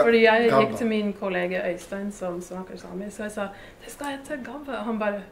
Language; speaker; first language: Norwegian; non-native, fluent; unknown